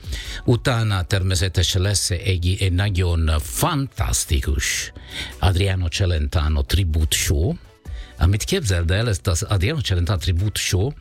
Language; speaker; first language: Hungarian; non-native, fluent; Italian